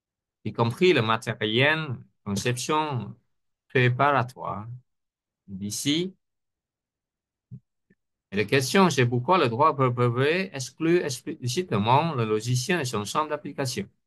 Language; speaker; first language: French; non-native, fluent; Vietnamese